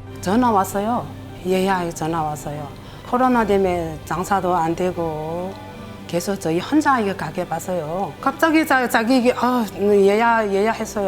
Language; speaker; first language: Korean; non-native, learner; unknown